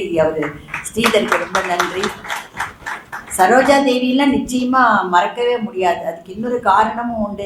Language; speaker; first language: Tamil; native; Tamil